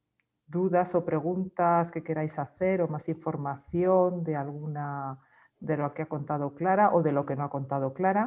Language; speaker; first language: Spanish; native; Spanish